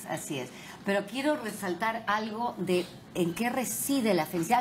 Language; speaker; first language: Spanish; native; Spanish